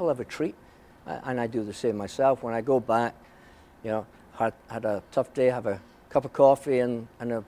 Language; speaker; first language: English; native; English